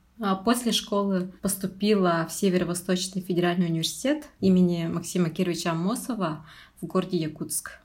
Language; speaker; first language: Russian; non-native, local second language; Yakut